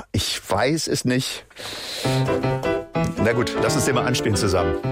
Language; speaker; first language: German; native; German